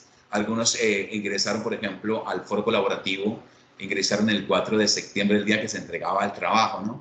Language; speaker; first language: Spanish; native; Spanish